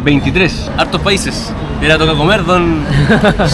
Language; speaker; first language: Spanish; native; Spanish